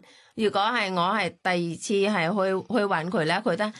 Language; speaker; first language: Cantonese; non-native, fluent; Thai